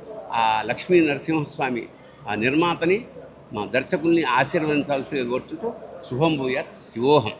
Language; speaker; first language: Telugu; native; Telugu